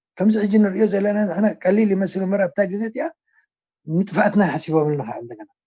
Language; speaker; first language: Tigrinya; non-native, local second language; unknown